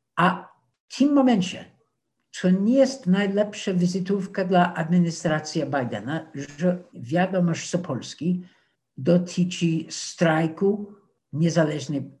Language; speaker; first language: Polish; non-native, fluent; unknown